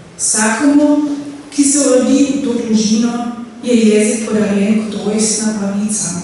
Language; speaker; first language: Slovenian; non-native, local second language; German